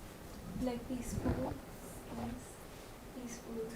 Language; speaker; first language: English; non-native, learner; Nepali